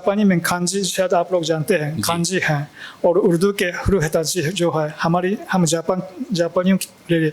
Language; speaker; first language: Hindi; non-native, fluent; Japanese